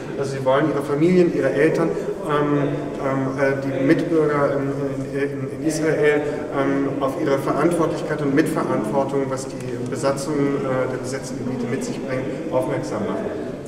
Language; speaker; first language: German; native; German